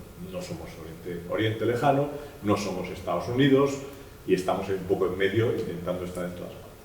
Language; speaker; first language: Spanish; native; Spanish